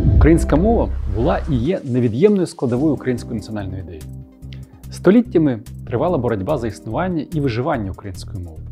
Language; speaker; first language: Ukrainian; native; Ukrainian